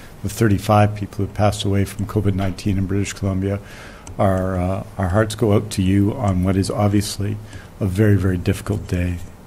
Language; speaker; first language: English; native; English